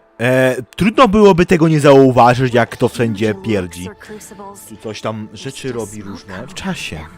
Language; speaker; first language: Polish; native; Polish